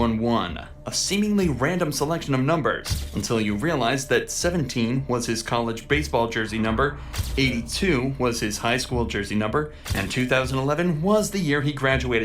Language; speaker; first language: English; native; English